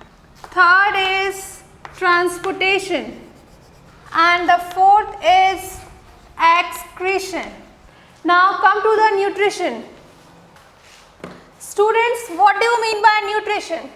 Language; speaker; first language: English; non-native, local second language; Hindi